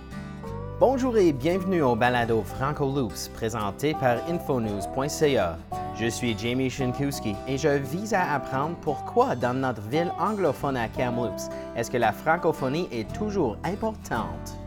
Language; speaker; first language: French; non-native, local second language; English